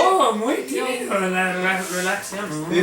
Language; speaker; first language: Spanish; non-native, learner; English